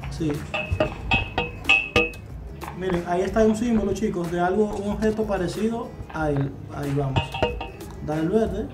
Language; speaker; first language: Spanish; native; Spanish